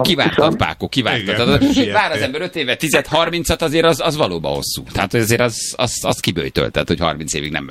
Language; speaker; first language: Hungarian; native; Hungarian